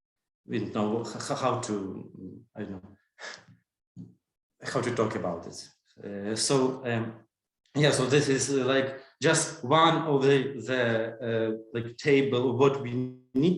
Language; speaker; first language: English; non-native, learner; Ukrainian